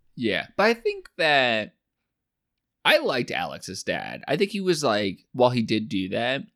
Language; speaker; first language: English; native; English